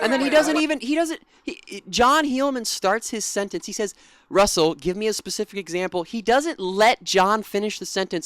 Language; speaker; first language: English; native; English